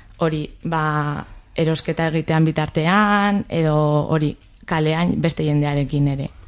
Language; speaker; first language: Basque; non-native, local second language; Spanish